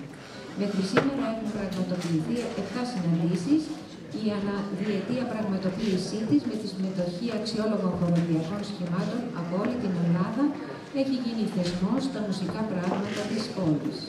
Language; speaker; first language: Greek; native; Greek